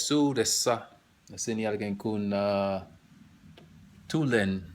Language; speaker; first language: Finnish; non-native, learner; English